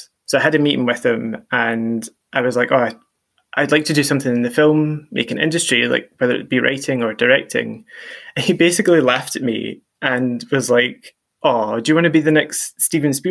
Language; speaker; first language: English; native; English